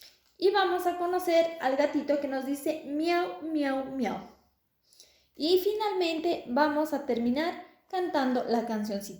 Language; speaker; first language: Spanish; native; Spanish